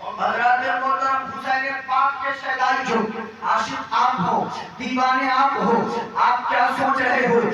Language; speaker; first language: Urdu; native; Urdu